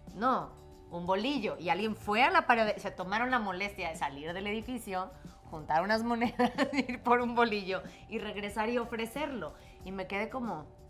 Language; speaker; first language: Spanish; native; Spanish